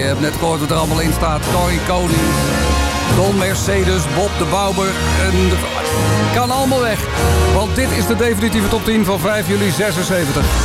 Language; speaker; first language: Dutch; native; Dutch